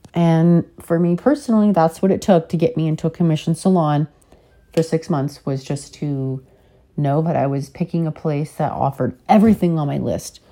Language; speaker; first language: English; native; English